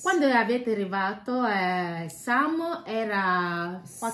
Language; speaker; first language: Italian; non-native, learner; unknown